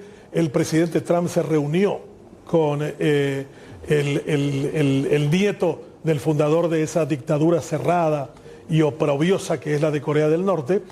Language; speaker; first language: Spanish; native; Spanish